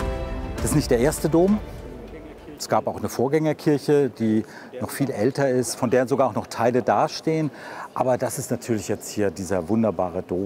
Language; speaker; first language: German; native; German